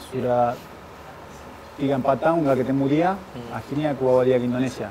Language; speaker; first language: Indonesian; non-native, fluent; Spanish